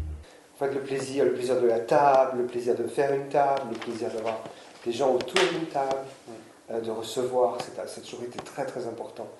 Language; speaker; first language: French; native; French